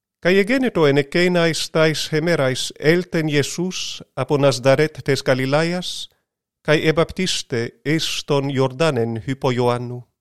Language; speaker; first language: Greek; non-native, learner; English